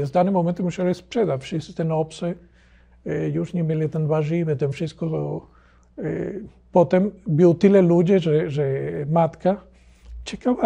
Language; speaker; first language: Polish; non-native, learner; Spanish